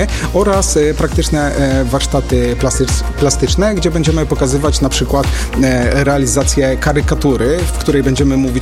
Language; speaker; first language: Polish; native; Polish